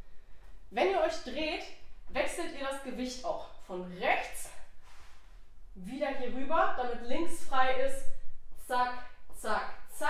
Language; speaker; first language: German; native; German